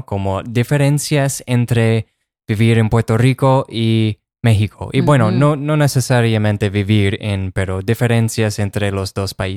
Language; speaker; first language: Spanish; non-native, fluent; English